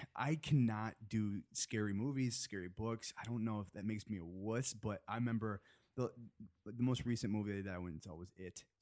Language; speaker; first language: English; native; English